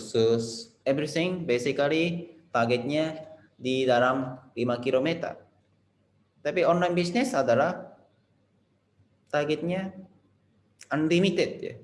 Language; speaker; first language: Indonesian; non-native, fluent; Japanese